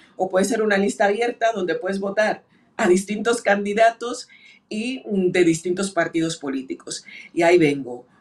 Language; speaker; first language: Spanish; native; Spanish